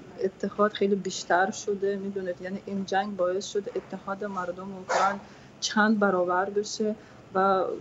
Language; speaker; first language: Persian; non-native, fluent; Ukrainian